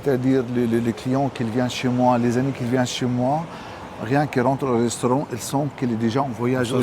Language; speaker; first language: French; non-native, local second language; Arabic